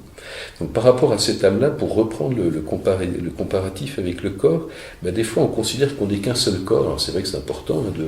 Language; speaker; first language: French; native; French